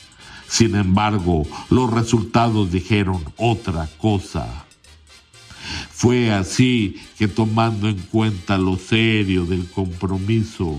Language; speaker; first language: Spanish; early bilingual, heritage; Spanish